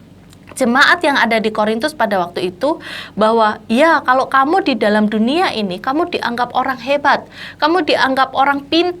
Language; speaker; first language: Indonesian; native; Indonesian